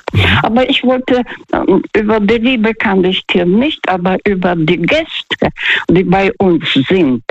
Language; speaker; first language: German; non-native, fluent; Russian